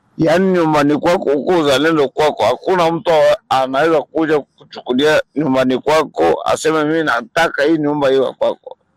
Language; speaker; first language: Swahili; native; Swahili